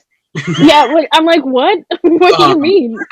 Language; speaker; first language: English; native; English